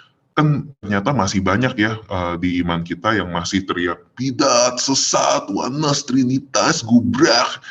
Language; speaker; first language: Indonesian; native; Indonesian